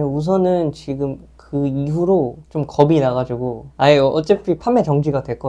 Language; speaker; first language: Korean; native; Korean